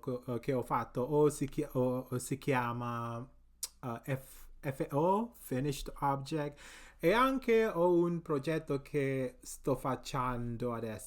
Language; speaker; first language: Italian; non-native, learner; English